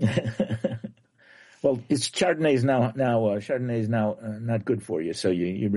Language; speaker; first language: English; native; English